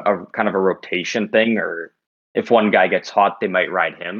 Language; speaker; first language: English; native; English